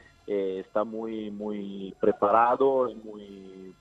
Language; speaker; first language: Spanish; non-native, learner; Italian